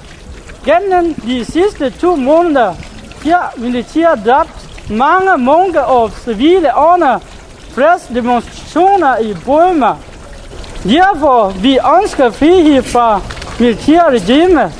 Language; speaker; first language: Danish; non-native, learner; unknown